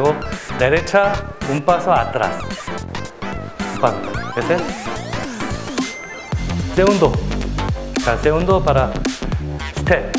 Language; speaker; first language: Spanish; non-native, learner; Korean